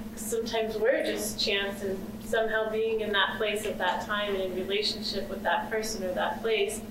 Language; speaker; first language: English; native; English